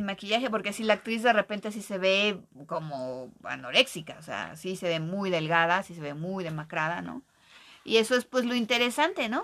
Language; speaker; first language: Spanish; native; Spanish